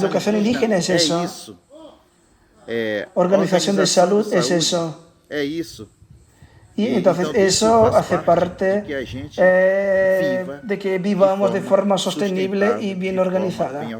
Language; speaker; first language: Spanish; non-native, fluent; Portuguese